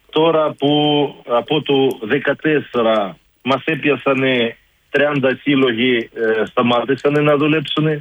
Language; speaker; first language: Greek; non-native, learner; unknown